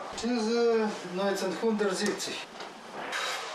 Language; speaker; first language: German; non-native, learner; Russian